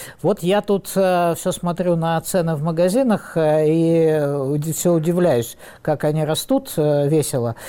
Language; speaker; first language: Russian; native; Russian